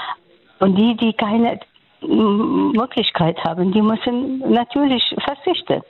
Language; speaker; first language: German; non-native, learner; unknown